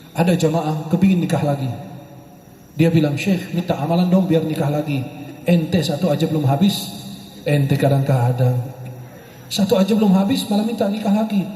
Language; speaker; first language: Indonesian; non-native, fluent; Arabic